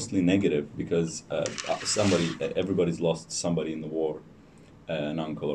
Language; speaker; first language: English; non-native, fluent; Persian